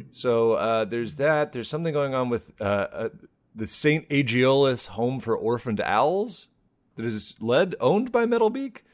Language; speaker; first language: English; native; English